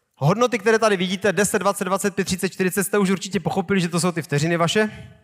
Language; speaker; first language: Czech; native; Czech